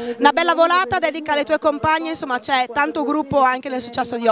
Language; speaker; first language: Italian; native; Italian